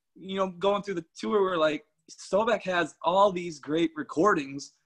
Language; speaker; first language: English; native; English